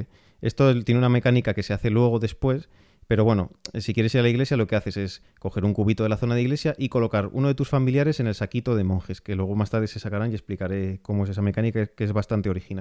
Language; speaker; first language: Spanish; native; Spanish